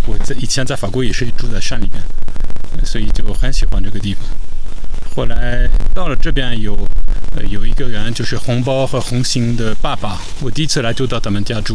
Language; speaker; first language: Chinese; non-native, fluent; French